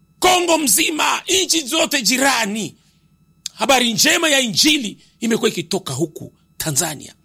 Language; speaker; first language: Swahili; native; Swahili